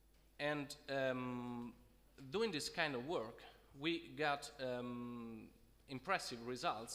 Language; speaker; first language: English; non-native, fluent; Italian